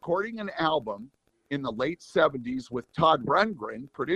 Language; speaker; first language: English; native; English